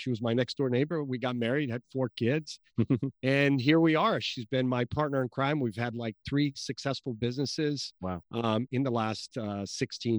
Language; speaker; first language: English; early bilingual, other home language; Portuguese